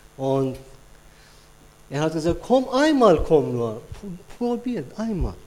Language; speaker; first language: German; non-native, learner; Persian